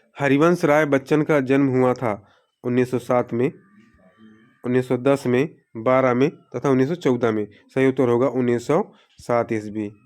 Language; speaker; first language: Hindi; native; Hindi